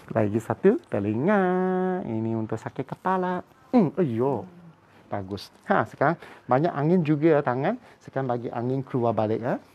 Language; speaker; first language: Malay; non-native, local second language; Cantonese